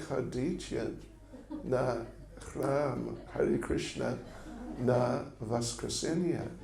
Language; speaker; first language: Russian; non-native, learner; English